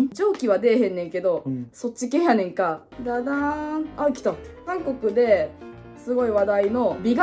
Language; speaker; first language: Japanese; native; Japanese